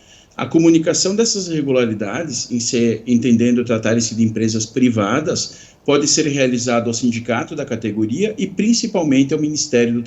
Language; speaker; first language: Portuguese; native; Portuguese